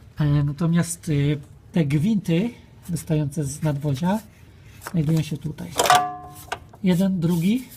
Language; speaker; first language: Polish; native; Polish